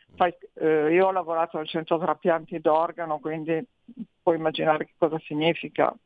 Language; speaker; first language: Italian; native; Italian